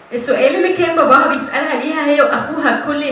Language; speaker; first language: Arabic; native; Arabic